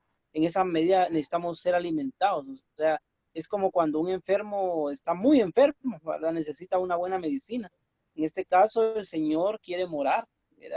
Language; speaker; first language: Spanish; native; Spanish